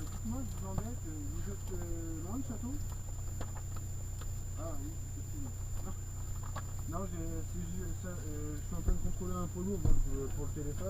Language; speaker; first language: French; native; French